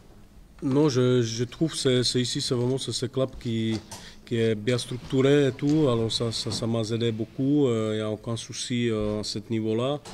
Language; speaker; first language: French; non-native, fluent; Czech